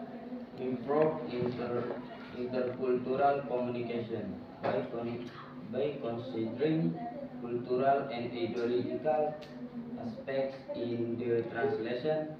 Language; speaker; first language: English; non-native, learner; Indonesian